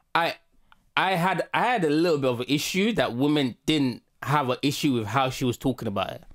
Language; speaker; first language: English; native; English